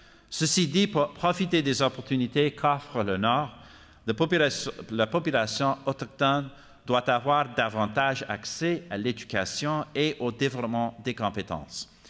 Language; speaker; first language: French; non-native, fluent; English